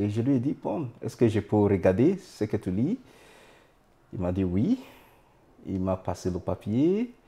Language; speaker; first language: French; non-native, fluent; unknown